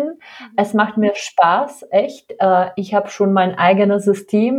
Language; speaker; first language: German; non-native, fluent; Czech